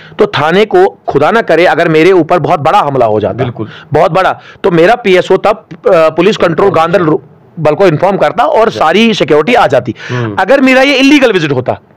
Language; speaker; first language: Urdu; non-native, local second language; Kashmiri